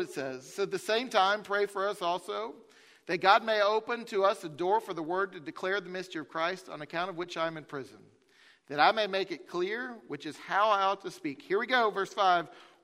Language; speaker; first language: English; native; English